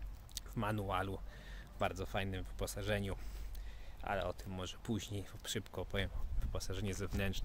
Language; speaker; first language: Polish; native; Polish